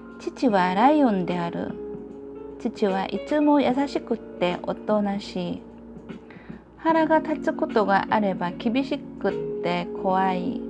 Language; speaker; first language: Japanese; non-native, learner; Korean